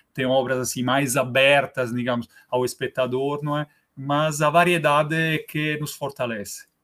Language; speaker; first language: Portuguese; non-native, fluent; Italian